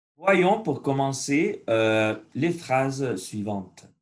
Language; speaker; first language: French; non-native, learner; Spanish